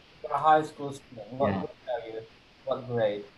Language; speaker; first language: English; non-native, fluent; Indonesian